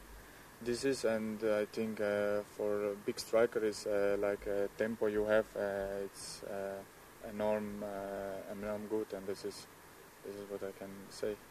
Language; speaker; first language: English; non-native, learner; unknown